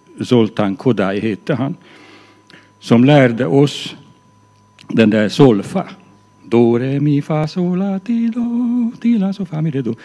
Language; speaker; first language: Swedish; non-native, fluent; Hungarian